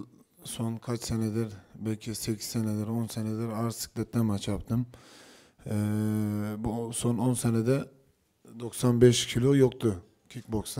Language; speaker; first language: Turkish; early bilingual, heritage; Turkish